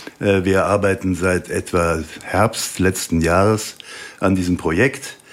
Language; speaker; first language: German; native; German